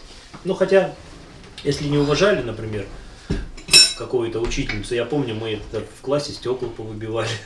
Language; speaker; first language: Russian; native; Russian